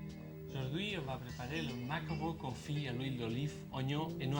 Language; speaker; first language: French; non-native, fluent; Spanish